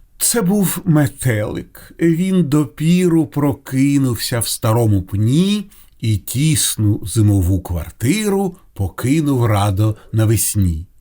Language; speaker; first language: Ukrainian; non-native, local second language; Russian